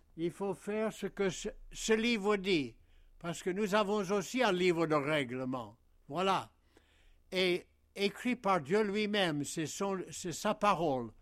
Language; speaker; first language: French; non-native, fluent; English